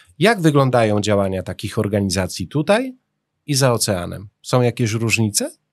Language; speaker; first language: Polish; native; Polish